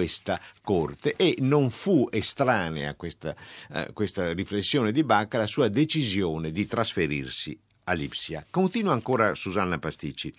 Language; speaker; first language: Italian; native; Italian